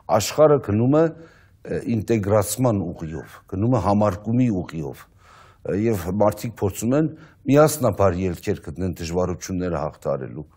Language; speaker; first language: Armenian; native; Armenian